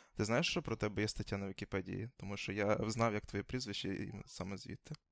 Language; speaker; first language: Ukrainian; native; Ukrainian